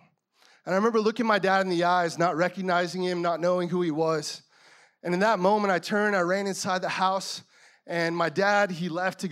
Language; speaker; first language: English; native; English